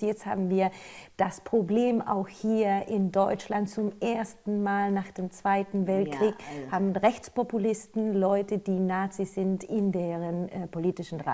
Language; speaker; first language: German; non-native, fluent; Spanish